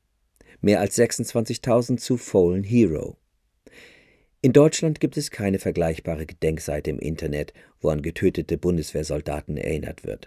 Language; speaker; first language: German; native; German